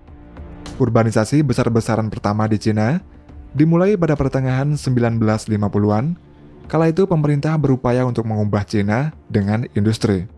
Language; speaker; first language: Indonesian; native; Indonesian